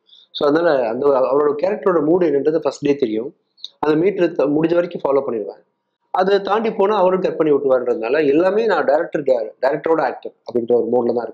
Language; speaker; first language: Tamil; native; Tamil